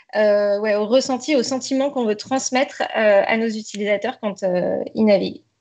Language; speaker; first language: French; native; French